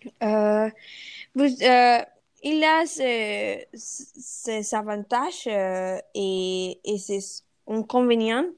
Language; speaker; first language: French; non-native, learner; Spanish